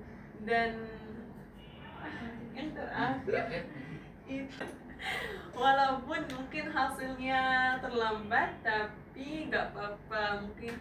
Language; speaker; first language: Indonesian; non-native, fluent; Arabic